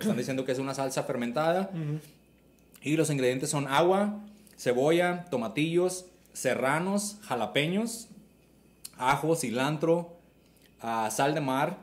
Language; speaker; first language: Spanish; native; Spanish